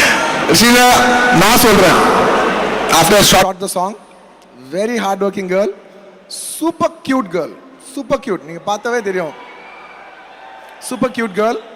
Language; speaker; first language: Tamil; non-native, local second language; Telugu